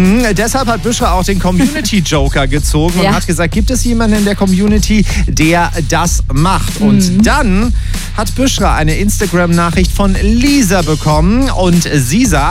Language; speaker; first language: German; native; German